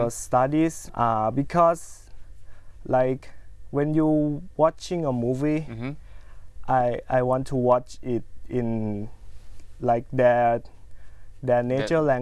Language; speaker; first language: English; non-native, fluent; Thai